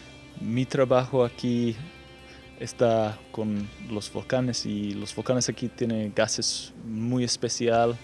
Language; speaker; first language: Spanish; non-native, fluent; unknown